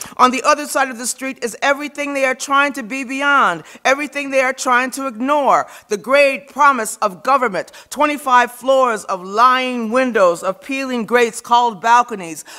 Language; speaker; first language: English; native; English